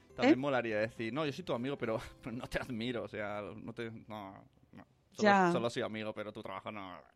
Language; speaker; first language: Spanish; native; Spanish